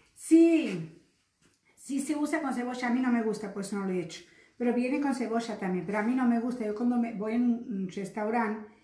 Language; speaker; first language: Spanish; native; Spanish